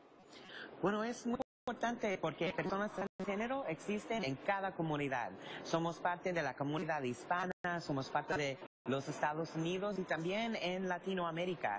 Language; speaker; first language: Spanish; early bilingual, heritage; English